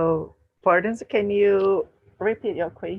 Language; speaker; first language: English; non-native, learner; Indonesian